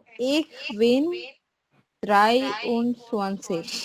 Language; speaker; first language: German; non-native, learner; Bangla